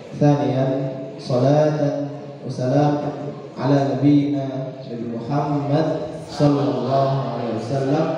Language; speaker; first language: Arabic; non-native, learner; Indonesian